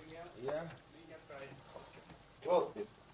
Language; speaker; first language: English; non-native, learner; Thai